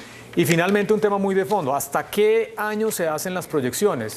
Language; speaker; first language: Spanish; native; Spanish